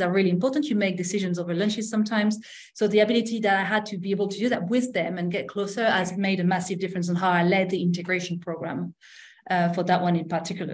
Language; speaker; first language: English; non-native, fluent; French